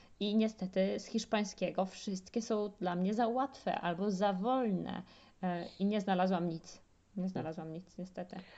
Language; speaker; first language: Polish; native; Polish